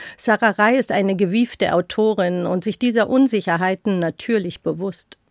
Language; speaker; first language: German; native; German